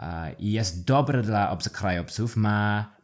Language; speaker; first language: Polish; non-native, learner; English